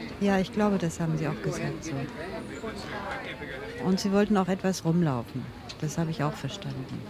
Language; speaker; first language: German; native; German